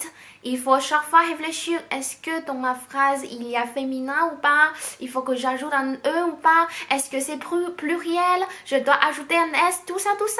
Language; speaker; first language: French; non-native, fluent; Chinese